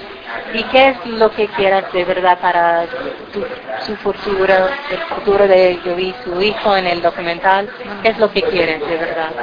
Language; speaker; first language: Spanish; non-native, fluent; English